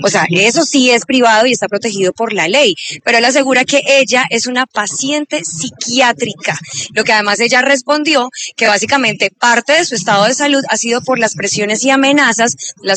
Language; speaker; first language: Spanish; native; Spanish